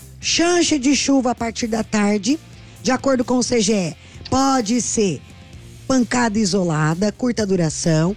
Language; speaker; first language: Portuguese; native; Portuguese